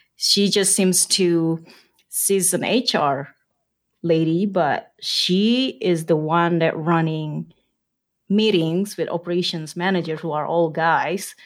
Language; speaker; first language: English; non-native, fluent; Indonesian